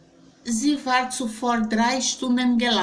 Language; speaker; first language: German; non-native, fluent; Portuguese